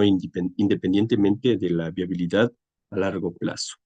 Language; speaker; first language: Spanish; native; Spanish